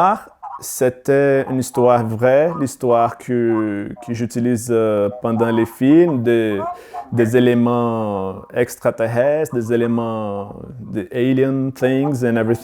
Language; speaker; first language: French; non-native, learner; Portuguese